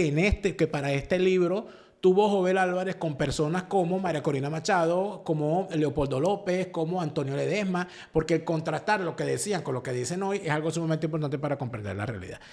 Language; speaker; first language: Spanish; native; Spanish